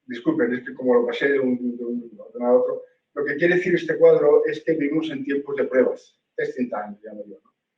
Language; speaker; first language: Spanish; native; Spanish